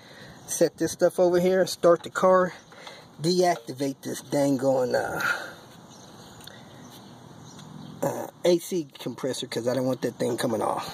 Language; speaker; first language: English; native; English